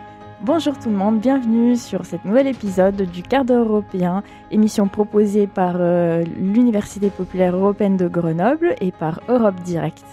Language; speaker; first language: French; native; French